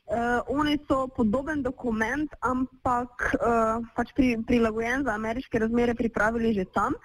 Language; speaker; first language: Slovenian; native; Slovenian